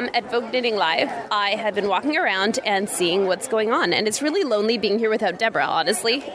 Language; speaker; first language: English; native; English